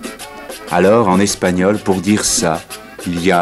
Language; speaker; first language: French; native; French